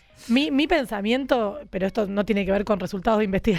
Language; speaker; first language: Spanish; native; Spanish